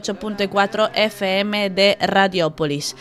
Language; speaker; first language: Spanish; native; Spanish